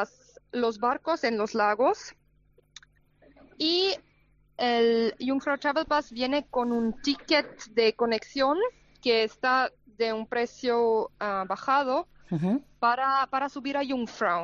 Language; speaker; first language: Spanish; non-native, fluent; German